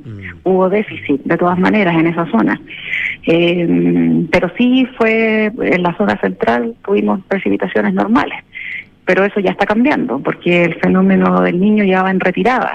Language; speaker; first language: Spanish; native; Spanish